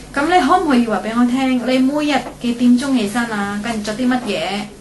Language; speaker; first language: Cantonese; native; Cantonese